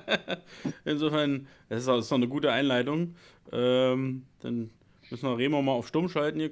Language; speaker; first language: German; native; German